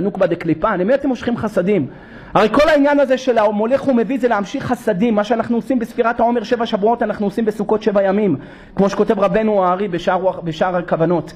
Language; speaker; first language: Hebrew; native; Hebrew